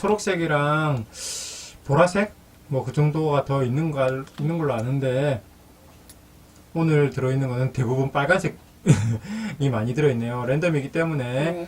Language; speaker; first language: Korean; native; Korean